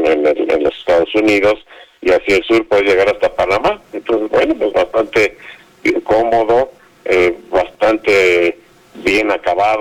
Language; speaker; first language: Spanish; native; Spanish